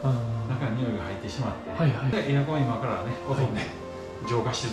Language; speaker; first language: Japanese; native; Japanese